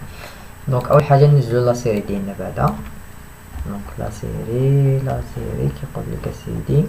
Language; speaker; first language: Arabic; native; Arabic